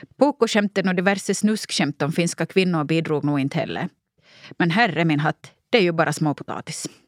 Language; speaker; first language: Swedish; native; Swedish